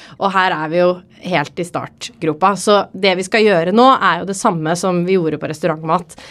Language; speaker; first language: Norwegian; native; Norwegian